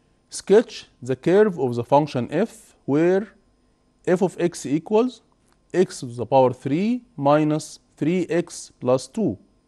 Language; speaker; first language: English; non-native, fluent; Arabic